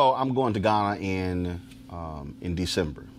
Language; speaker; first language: English; native; English